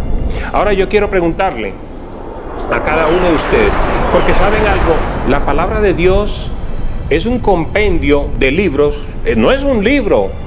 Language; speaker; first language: Spanish; native; Spanish